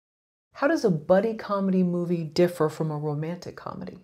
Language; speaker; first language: English; native; English